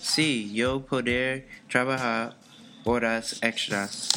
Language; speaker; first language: Spanish; non-native, learner; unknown